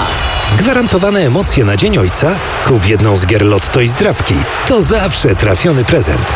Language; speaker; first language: Polish; native; Polish